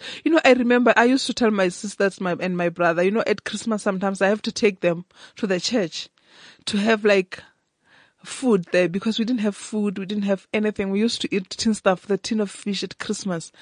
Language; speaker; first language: English; non-native, local second language; Northern Sotho